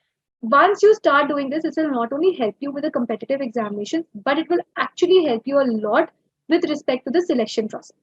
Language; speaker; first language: English; non-native, local second language; Hindi